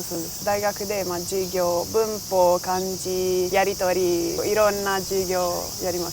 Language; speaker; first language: Japanese; non-native, learner; Italian